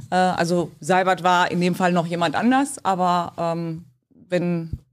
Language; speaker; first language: German; early bilingual, other home language; Turkish